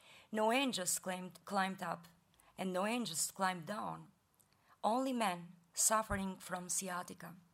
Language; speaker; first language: English; non-native, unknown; Albanian